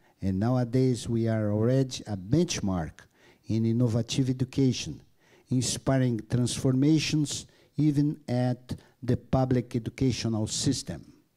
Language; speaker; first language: English; non-native, learner; Portuguese